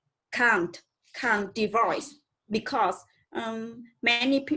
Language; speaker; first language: English; non-native, learner; Vietnamese